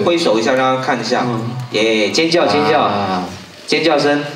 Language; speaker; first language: Chinese; native; Chinese